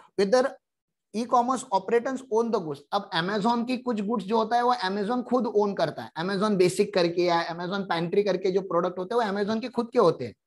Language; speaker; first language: Hindi; non-native, local second language; Marathi